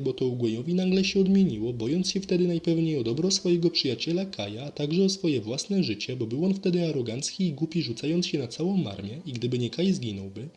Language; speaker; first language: Polish; native; Polish